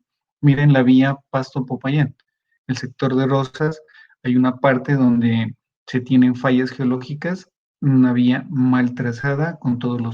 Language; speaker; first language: Spanish; native; Spanish